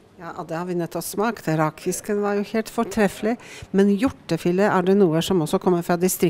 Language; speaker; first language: Norwegian; native; Norwegian